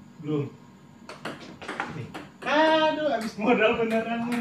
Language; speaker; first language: Indonesian; native; Indonesian